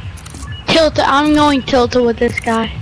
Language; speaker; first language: English; native; English